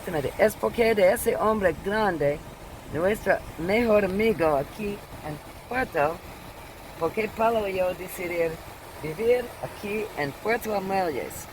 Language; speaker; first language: Spanish; non-native, learner; English